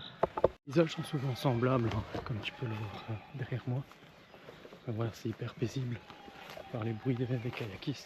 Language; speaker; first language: French; native; French